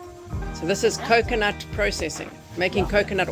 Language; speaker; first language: English; native; English